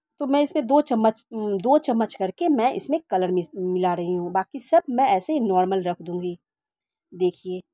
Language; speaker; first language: Hindi; non-native, local second language; Bangla